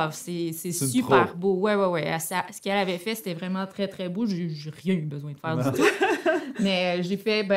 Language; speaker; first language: French; native; French